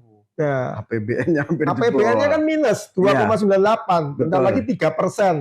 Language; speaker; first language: Indonesian; native; Indonesian